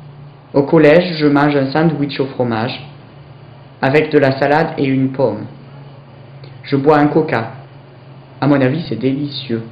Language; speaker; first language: French; non-native, learner; English